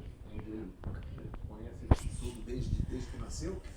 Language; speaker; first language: Portuguese; native; Portuguese